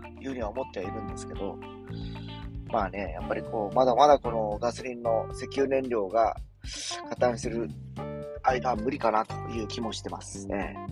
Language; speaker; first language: Japanese; native; Japanese